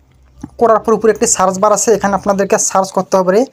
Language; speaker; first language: Bangla; native; Bangla